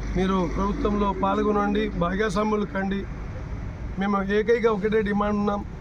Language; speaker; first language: Telugu; non-native, local second language; Lambadi